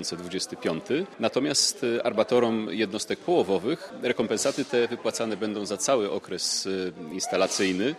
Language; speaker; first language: Polish; native; Polish